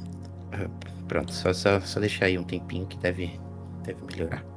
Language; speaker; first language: Portuguese; native; Portuguese